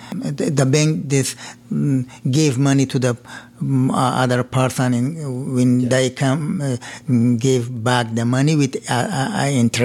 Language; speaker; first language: English; non-native, learner; Persian